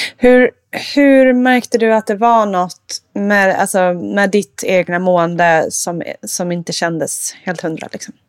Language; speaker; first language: Swedish; native; Swedish